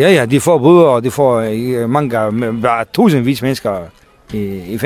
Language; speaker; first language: Danish; non-native, learner; Kurdish